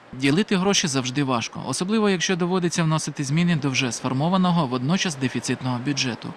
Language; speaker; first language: Ukrainian; native; Ukrainian